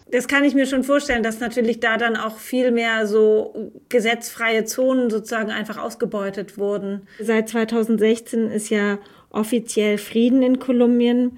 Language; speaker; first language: German; native; German